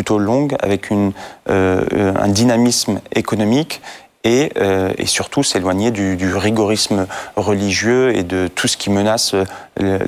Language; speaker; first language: French; non-native, fluent; Assyrian Neo-Aramaic